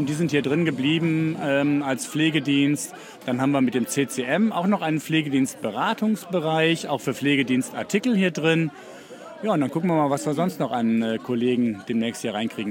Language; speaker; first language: German; native; German